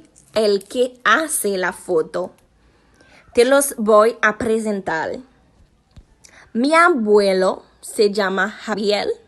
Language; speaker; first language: Spanish; non-native, learner; Haitian Creole